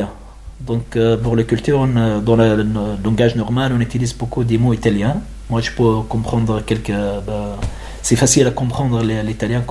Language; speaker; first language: French; non-native, learner; Arabic